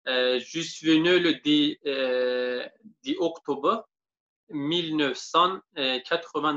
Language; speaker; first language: French; non-native, learner; Kurdish